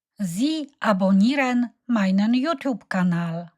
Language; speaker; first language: German; non-native, fluent; Polish